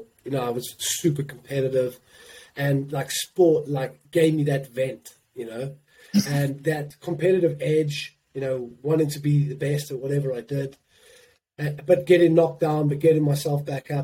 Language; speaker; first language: English; native; English